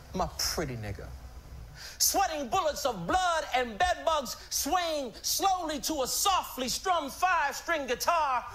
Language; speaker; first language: English; native; English